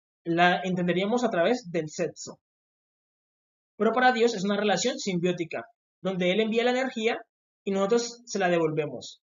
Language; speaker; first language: Spanish; native; Spanish